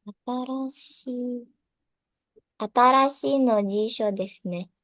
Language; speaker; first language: Japanese; non-native, learner; Indonesian